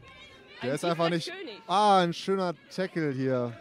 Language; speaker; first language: German; native; German